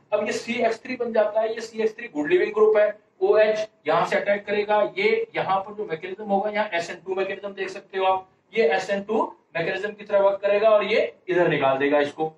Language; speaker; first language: Hindi; native; Hindi